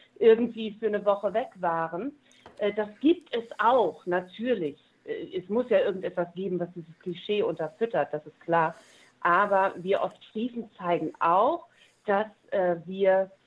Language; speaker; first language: German; native; German